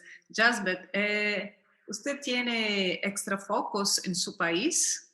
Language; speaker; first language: Spanish; non-native, fluent; Portuguese